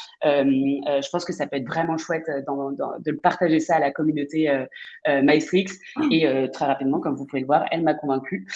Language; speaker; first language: French; native; French